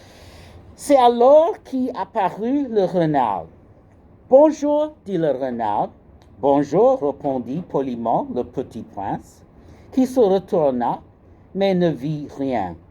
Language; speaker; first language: French; non-native, fluent; English